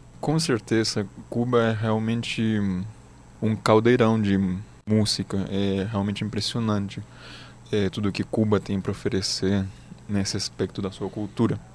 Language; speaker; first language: Portuguese; non-native, fluent; Spanish